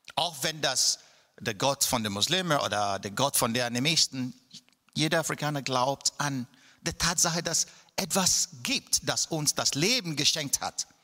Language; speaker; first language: German; non-native, fluent; Igbo